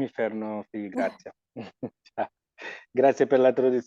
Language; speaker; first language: Italian; non-native, fluent; Wolof